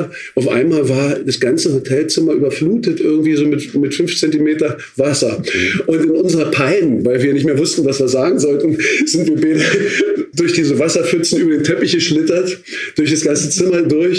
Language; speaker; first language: German; native; German